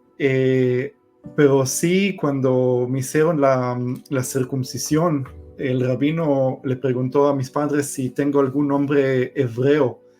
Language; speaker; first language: Spanish; early bilingual, heritage; Hebrew